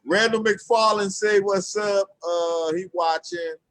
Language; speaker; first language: English; native; English